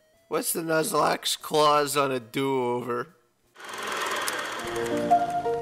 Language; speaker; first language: English; native; English